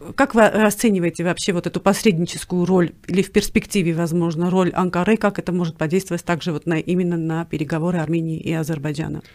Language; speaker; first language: Russian; non-native, local second language; Armenian